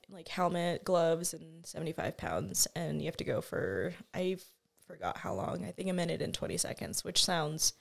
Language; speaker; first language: English; native; English